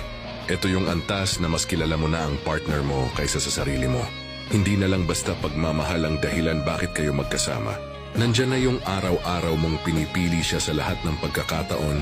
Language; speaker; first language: Filipino; native; Filipino